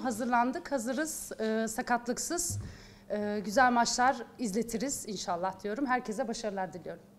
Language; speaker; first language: Turkish; native; Turkish